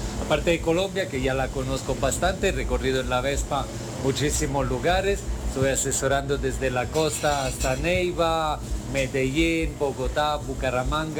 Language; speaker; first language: Spanish; non-native, fluent; Italian